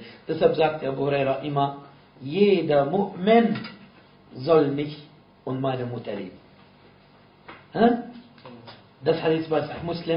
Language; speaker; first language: German; non-native, fluent; Arabic